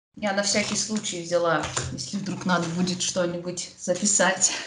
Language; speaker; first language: Russian; native; Russian